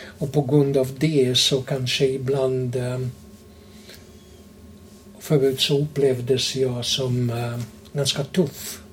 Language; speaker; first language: Swedish; non-native, fluent; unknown